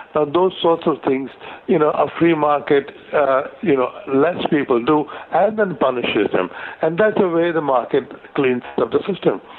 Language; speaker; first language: English; non-native, local second language; Gujarati